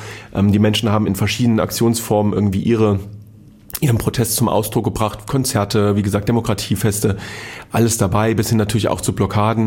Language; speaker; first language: German; native; German